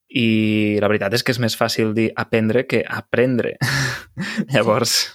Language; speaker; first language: Catalan; native; Catalan